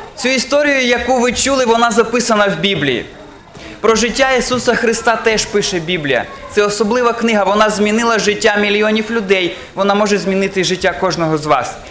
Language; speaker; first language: Ukrainian; non-native, local second language; Russian